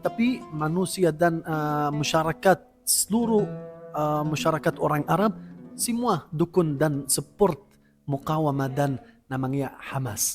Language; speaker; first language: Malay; non-native, fluent; Arabic